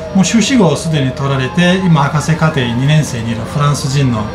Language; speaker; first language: Japanese; non-native, fluent; Azerbaijani